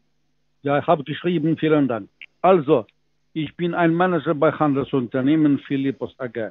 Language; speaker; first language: German; non-native, learner; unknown